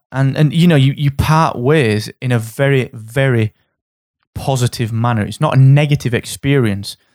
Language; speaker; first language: English; native; English